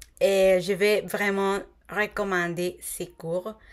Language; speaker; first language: French; non-native, fluent; Spanish